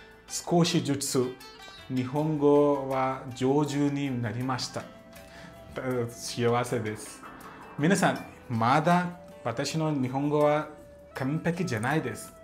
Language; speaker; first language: Japanese; non-native, learner; Telugu